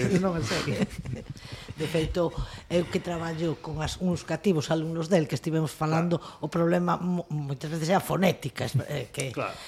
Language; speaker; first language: Galician; non-native, local second language; Spanish